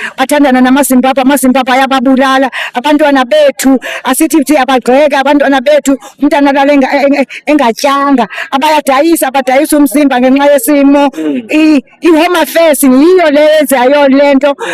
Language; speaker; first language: Zulu; non-native, local second language; Xhosa